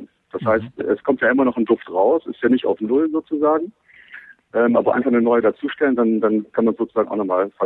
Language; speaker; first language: German; native; German